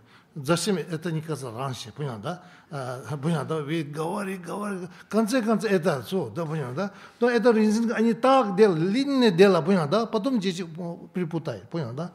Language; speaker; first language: Russian; non-native, learner; Tibetan